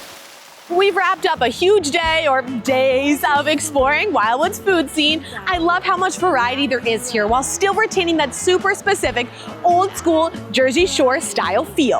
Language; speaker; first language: English; native; English